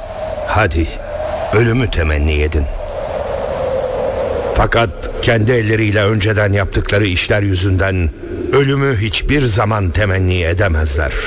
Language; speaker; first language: Turkish; native; Turkish